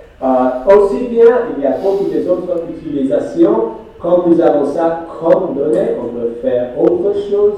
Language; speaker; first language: French; non-native, fluent; English